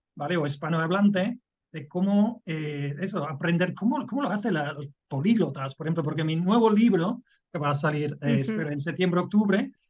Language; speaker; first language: Spanish; non-native, fluent; English